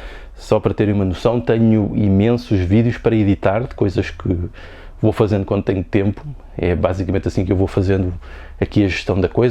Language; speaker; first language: Portuguese; native; Portuguese